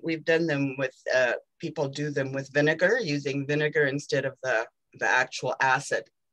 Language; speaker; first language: English; early bilingual, other home language; Ukrainian